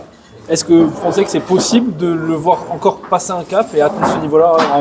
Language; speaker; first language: French; native; French